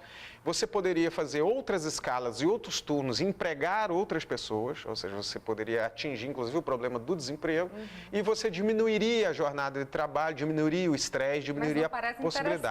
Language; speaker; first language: Portuguese; native; Portuguese